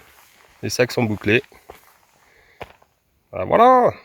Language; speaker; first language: French; native; French